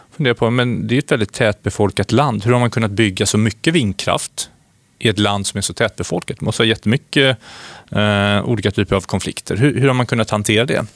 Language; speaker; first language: Swedish; native; Swedish